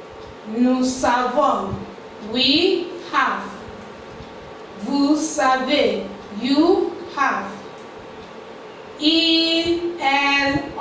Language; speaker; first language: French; non-native, fluent; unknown